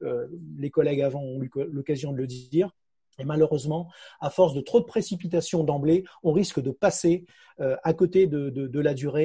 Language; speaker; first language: French; native; French